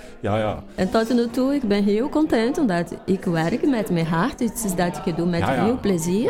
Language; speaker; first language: Dutch; non-native, learner; Portuguese